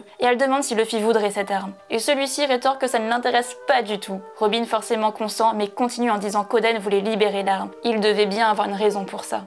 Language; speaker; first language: French; native; French